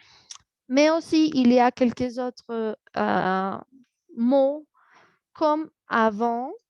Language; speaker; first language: French; non-native, fluent; Spanish